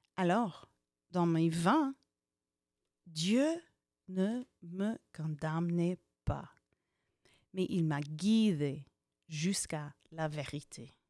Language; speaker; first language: French; non-native, fluent; English